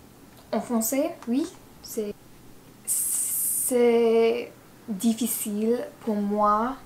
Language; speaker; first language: French; non-native, learner; English